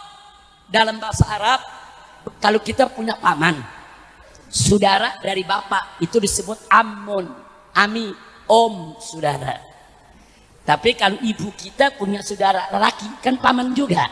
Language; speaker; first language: Indonesian; native; Indonesian